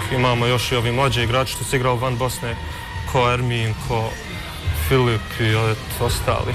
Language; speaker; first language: Bosnian; early bilingual, heritage; Bosnian